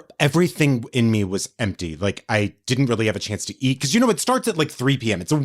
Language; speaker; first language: English; native; English